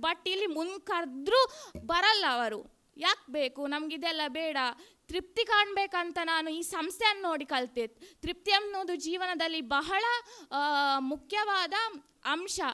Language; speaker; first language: Kannada; non-native, local second language; Tulu